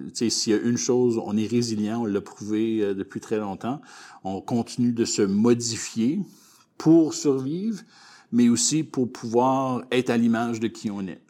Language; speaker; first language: French; native; French